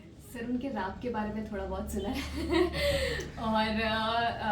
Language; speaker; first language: Hindi; native; Hindi